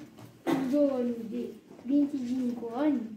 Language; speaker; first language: Italian; non-native, learner; French